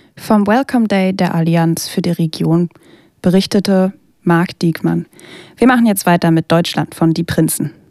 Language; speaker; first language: German; native; German